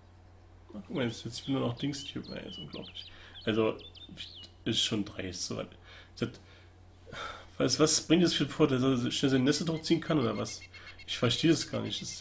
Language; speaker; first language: German; native; German